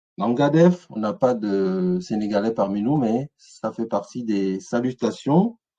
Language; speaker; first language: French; non-native, local second language; Ewe